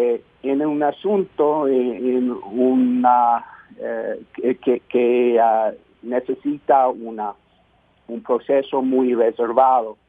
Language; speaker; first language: Spanish; non-native, fluent; English